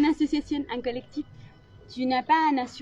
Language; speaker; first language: French; non-native, learner; Spanish